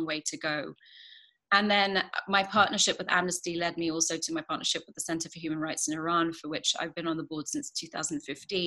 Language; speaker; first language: English; native; English